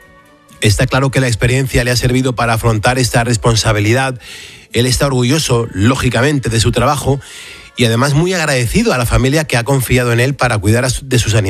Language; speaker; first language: Spanish; native; Spanish